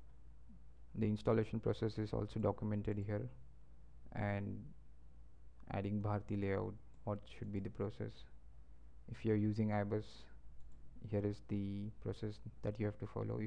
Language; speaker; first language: English; non-native, local second language; Marathi